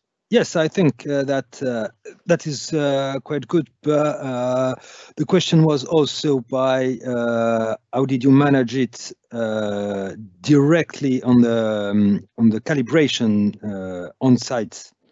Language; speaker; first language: English; non-native, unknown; French